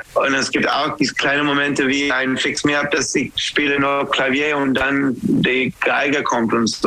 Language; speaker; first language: German; non-native, learner; English